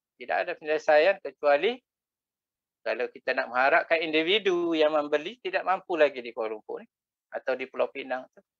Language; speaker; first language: Malay; native; Malay